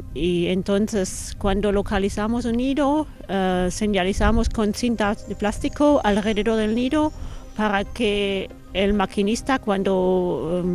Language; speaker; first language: Spanish; non-native, fluent; German